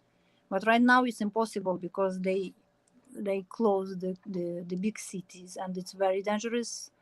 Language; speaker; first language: English; non-native, learner; Ukrainian